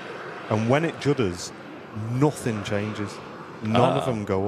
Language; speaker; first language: English; native; English